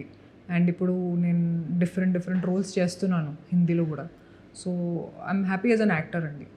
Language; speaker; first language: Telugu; non-native, fluent; Hindi